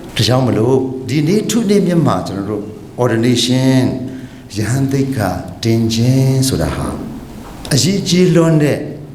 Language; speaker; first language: Burmese; non-native, local second language; Hakha Chin